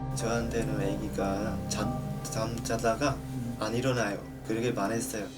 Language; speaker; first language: Korean; non-native, learner; Vietnamese